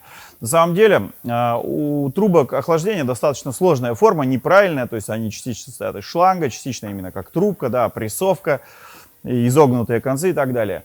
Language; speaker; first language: Russian; native; Russian